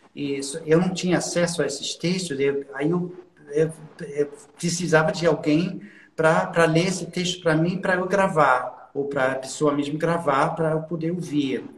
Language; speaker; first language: Portuguese; non-native, fluent; German